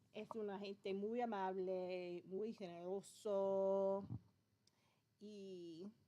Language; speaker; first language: Spanish; non-native, learner; English